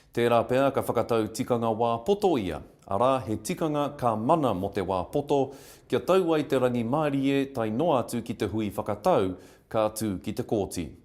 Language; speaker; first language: Māori; non-native, local second language; English